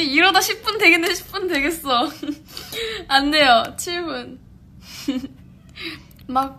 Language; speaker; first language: Korean; native; Korean